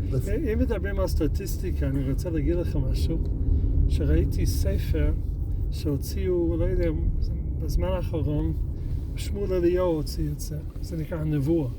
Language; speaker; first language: Hebrew; non-native, fluent; English